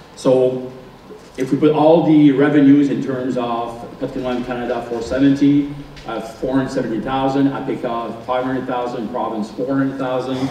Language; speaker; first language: English; non-native, local second language; French